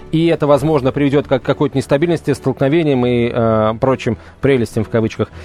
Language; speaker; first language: Russian; native; Russian